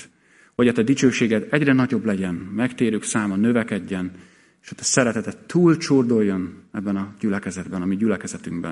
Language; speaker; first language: Hungarian; native; Hungarian